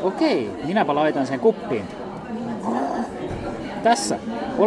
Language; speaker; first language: Finnish; native; Finnish